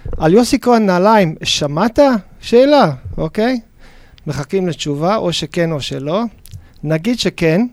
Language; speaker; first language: Hebrew; non-native, fluent; English